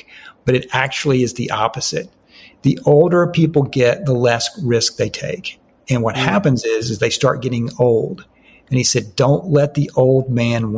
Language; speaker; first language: English; native; English